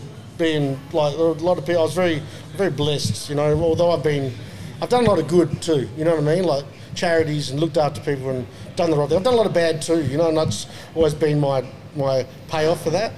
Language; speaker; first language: English; native; English